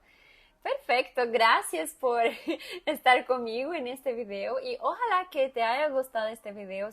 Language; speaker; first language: Spanish; non-native, fluent; Portuguese